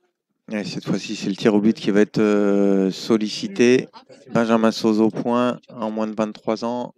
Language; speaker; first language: French; native; French